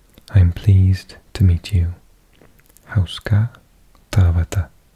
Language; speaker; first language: English; native; English